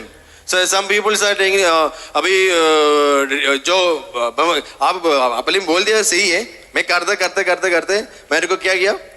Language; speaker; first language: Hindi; non-native, local second language; Malayalam